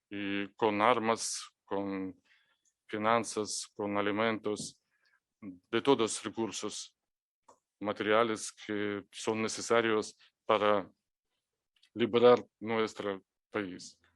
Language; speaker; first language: Spanish; non-native, fluent; Ukrainian